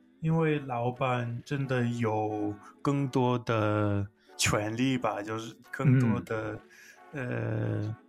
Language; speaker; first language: Chinese; non-native, learner; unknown